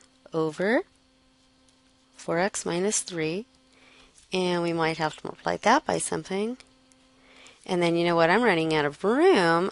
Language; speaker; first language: English; native; English